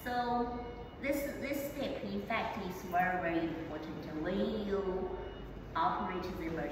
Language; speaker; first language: English; non-native, learner; Chinese